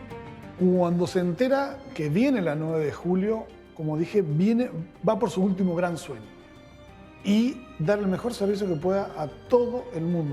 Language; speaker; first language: Spanish; native; Spanish